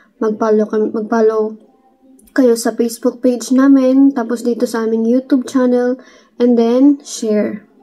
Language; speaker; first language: Filipino; non-native, local second language; Waray